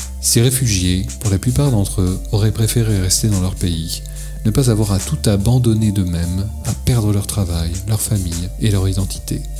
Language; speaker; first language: French; native; French